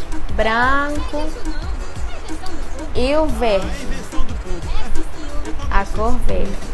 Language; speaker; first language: Portuguese; non-native, fluent; Spanish